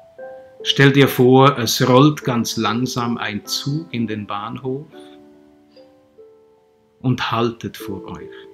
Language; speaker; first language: German; native; German